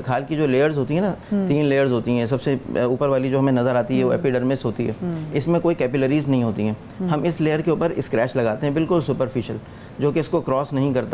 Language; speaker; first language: Urdu; native; Urdu